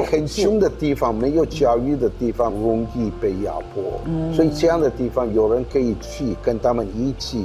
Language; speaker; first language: Chinese; non-native, fluent; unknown